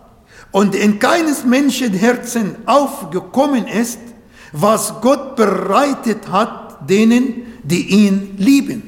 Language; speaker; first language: German; non-native, learner; Arabic